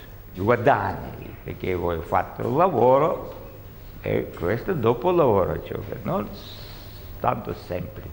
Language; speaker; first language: Italian; non-native, learner; Russian